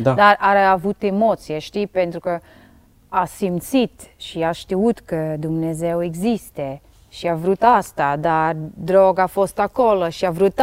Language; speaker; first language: Romanian; non-native, learner; Dutch